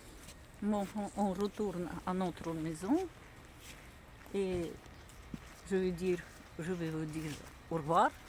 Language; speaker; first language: French; non-native, learner; Russian